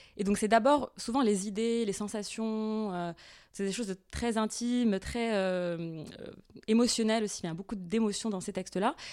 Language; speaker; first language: French; non-native, local second language; Arabic